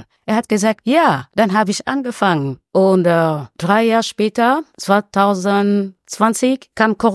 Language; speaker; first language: German; non-native, learner; French